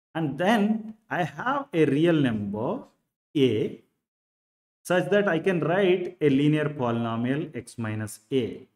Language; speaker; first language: English; non-native, local second language; Telugu